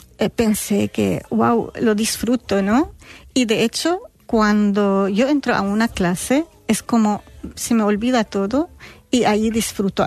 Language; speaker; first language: Spanish; non-native, fluent; Arabic